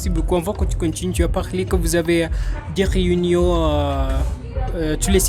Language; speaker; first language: French; non-native, learner; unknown